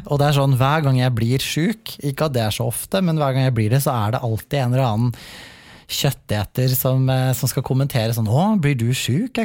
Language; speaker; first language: Norwegian; native; Norwegian